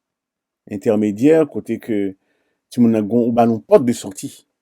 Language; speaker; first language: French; non-native, local second language; Haitian Creole